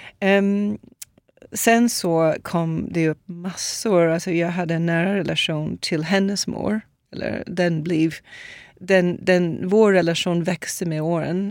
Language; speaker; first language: Swedish; non-native, fluent; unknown